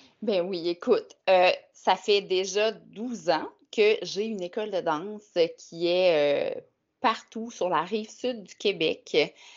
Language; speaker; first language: French; native; French